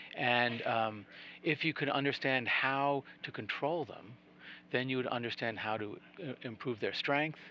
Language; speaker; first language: English; native; English